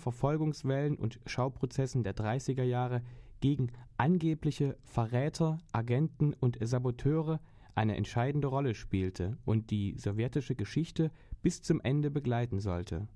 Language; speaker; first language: German; native; German